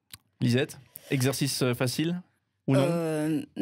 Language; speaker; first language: French; native; French